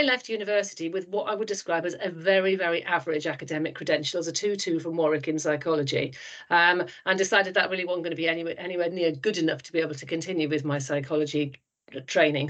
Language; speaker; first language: English; native; English